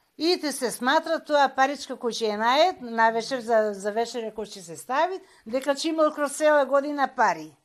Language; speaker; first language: Macedonian; early bilingual, heritage; Macedonian